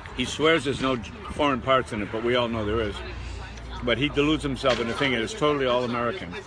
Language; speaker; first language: English; native; English